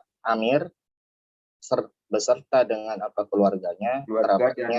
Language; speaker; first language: Indonesian; native; Indonesian